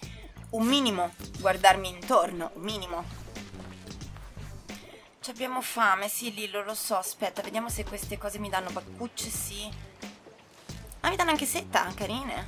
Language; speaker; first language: Italian; native; Italian